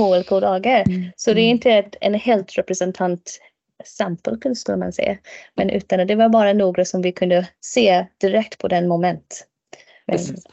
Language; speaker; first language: Swedish; non-native, fluent; English